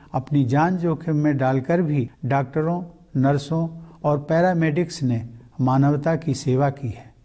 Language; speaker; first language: Hindi; native; Hindi